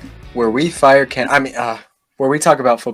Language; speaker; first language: English; native; English